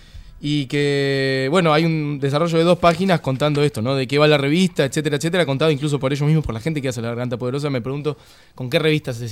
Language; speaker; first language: Spanish; native; Spanish